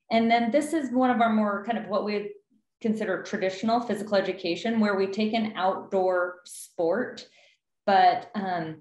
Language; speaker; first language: English; native; English